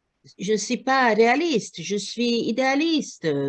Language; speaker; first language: French; non-native, learner; Croatian